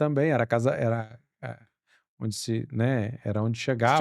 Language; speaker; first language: Portuguese; native; Portuguese